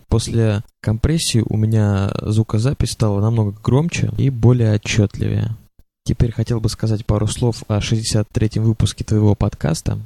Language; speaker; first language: Russian; native; Russian